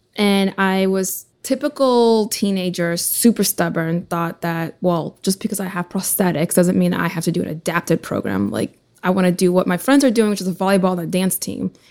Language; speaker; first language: English; early bilingual, other home language; Russian